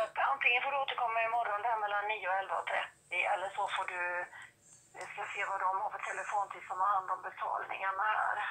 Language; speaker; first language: Swedish; native; Swedish